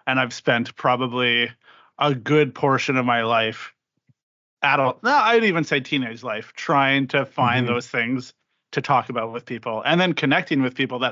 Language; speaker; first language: English; native; English